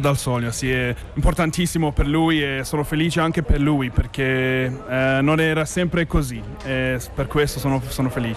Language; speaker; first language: Italian; non-native, fluent; English